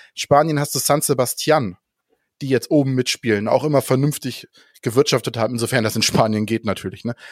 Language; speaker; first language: German; non-native, fluent; Danish